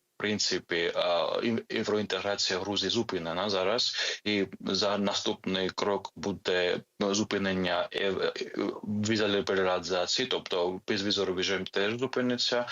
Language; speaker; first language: Ukrainian; non-native, fluent; Georgian